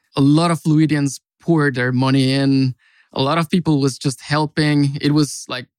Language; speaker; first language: English; non-native, fluent; Spanish